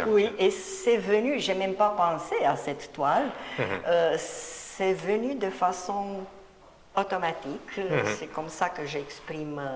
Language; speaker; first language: French; non-native, fluent; Romanian